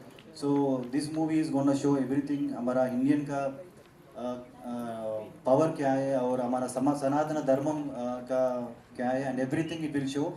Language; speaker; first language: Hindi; non-native, local second language; Telugu